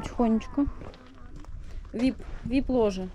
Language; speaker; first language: Russian; native; Russian